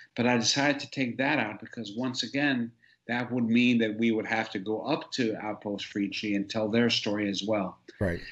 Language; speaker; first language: English; native; English